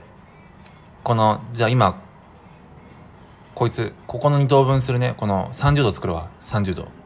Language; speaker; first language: Japanese; native; Japanese